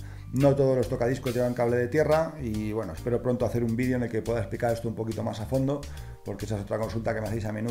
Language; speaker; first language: Spanish; native; Spanish